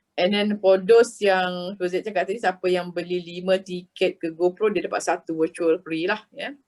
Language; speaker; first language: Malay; native; Malay